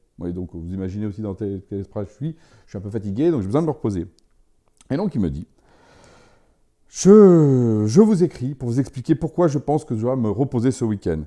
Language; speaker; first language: French; native; French